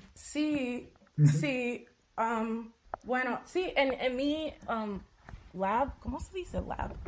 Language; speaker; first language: Spanish; early bilingual, heritage; Spanish